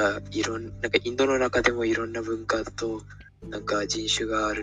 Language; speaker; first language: Japanese; non-native, fluent; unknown